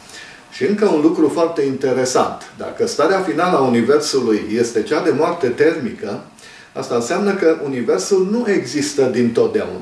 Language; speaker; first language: Romanian; native; Romanian